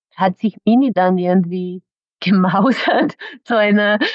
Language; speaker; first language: German; non-native, fluent; Serbian